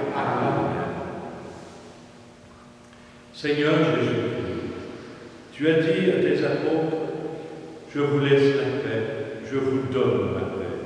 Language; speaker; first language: French; native; French